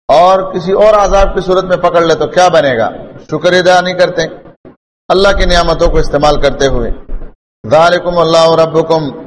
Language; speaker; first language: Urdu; non-native, local second language; Pashto